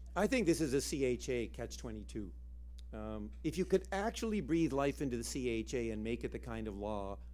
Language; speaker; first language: English; native; English